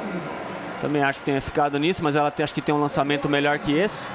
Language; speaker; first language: Portuguese; native; Portuguese